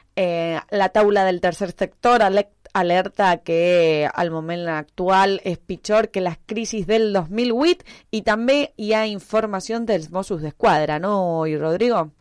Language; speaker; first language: Catalan; non-native, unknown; Spanish